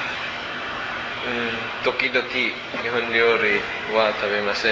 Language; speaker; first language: Japanese; non-native, learner; Cebuano